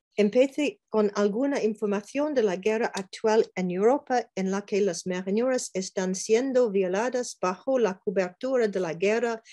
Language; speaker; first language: Spanish; non-native, learner; English